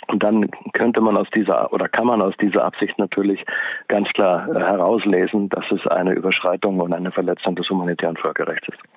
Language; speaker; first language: German; native; German